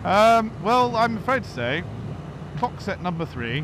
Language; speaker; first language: English; native; English